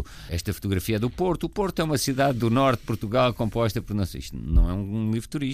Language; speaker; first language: Portuguese; native; Portuguese